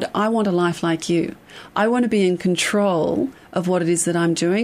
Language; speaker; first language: English; native; English